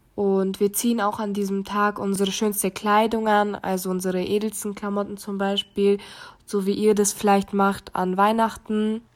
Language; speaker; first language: German; native; German